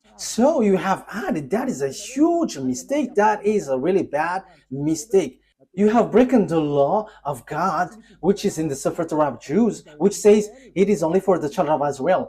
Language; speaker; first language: English; non-native, fluent; Malagasy